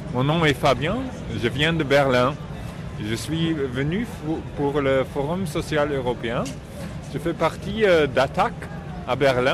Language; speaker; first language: French; non-native, fluent; German